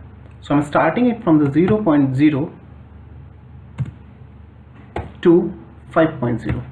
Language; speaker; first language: English; non-native, local second language; Hindi